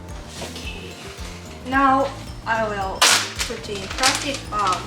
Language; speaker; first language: English; non-native, learner; Japanese